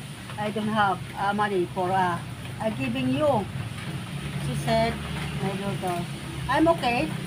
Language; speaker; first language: English; non-native, learner; Filipino